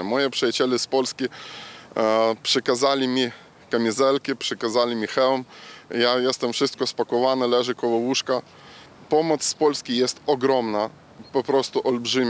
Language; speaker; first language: Polish; non-native, local second language; Ukrainian